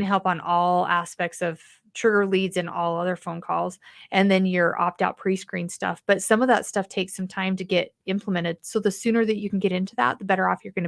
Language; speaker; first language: English; native; English